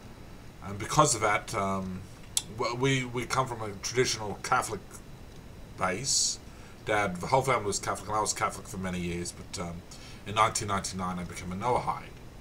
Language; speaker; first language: English; native; English